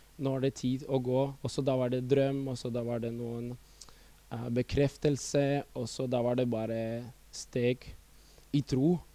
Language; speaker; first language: Norwegian; non-native, fluent; Estonian